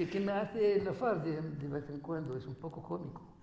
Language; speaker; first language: Spanish; non-native, fluent; Arabic